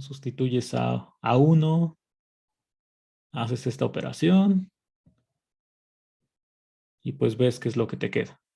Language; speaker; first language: Spanish; native; Spanish